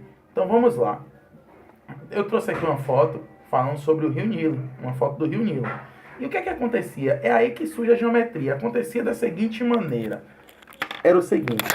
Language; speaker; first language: Portuguese; native; Portuguese